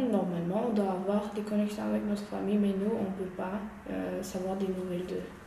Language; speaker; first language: French; non-native, learner; Uyghur